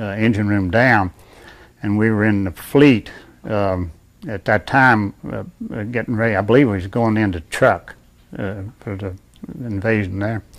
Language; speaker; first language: English; native; English